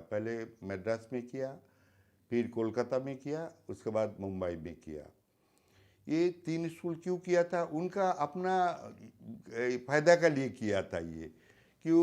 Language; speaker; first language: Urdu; non-native, local second language; Bangla